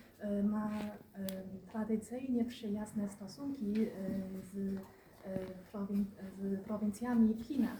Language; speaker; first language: Polish; non-native, fluent; Chinese